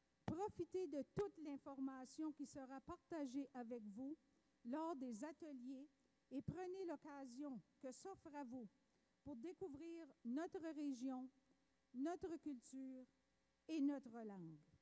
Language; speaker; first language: French; native; French